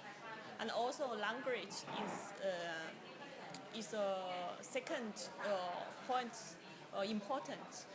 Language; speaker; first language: English; non-native, learner; Chinese